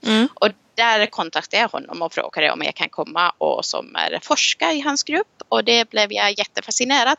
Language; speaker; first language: Swedish; non-native, local second language; Finnish